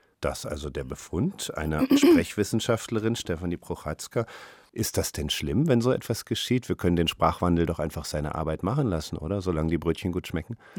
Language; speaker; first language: German; native; German